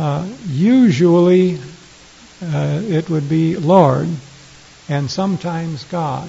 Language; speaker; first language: English; native; English